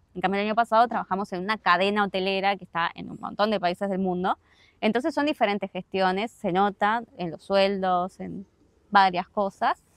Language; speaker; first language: Spanish; native; Spanish